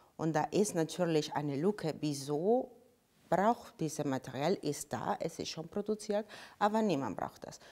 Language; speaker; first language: German; non-native, fluent; Spanish